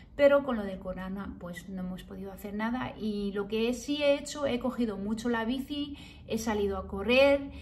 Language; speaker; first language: Spanish; early bilingual, heritage; Spanish